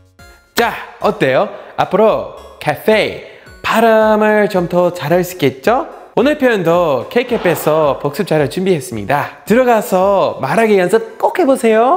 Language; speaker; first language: Korean; non-native, fluent; English